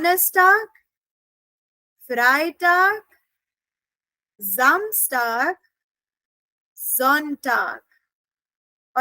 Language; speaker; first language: German; non-native, fluent; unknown